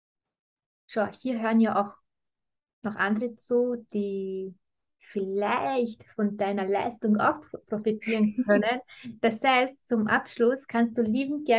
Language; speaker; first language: German; native; German